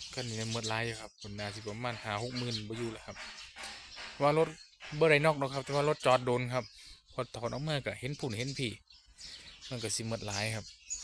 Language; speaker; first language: Thai; native; Thai